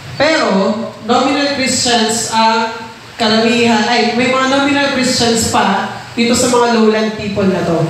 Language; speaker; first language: Filipino; non-native, local second language; Iloko